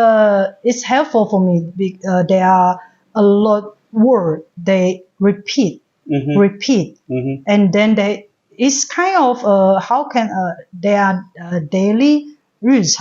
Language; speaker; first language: English; non-native, learner; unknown